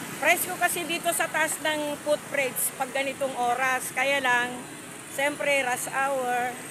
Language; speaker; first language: Filipino; non-native, local second language; Iloko